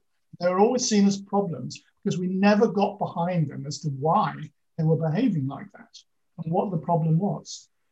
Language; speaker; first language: English; native; English